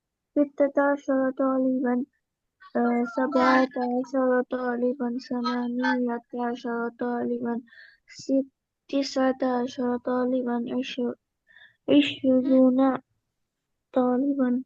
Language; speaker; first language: Arabic; non-native, learner; Bangla